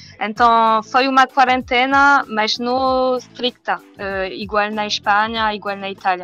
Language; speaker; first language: Portuguese; non-native, learner; French